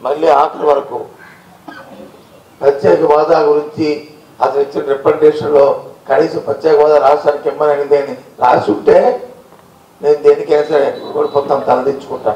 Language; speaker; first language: Telugu; native; Telugu